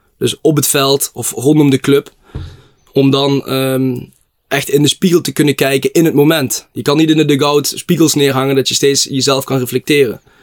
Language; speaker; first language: Dutch; native; Dutch